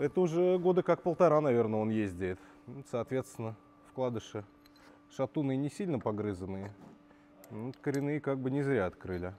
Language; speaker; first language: Russian; native; Russian